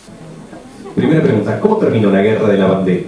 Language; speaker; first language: Spanish; native; Spanish